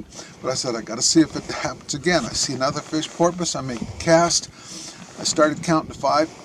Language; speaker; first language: English; native; English